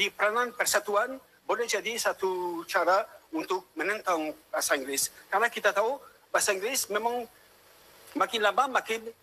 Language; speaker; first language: Indonesian; non-native, fluent; French